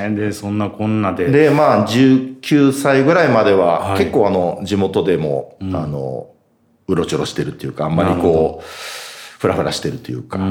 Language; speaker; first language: Japanese; native; Japanese